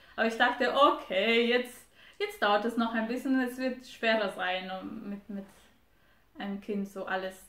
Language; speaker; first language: German; non-native, fluent; Romanian